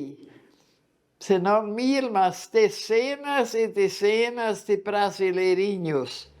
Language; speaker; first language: Portuguese; non-native, local second language; German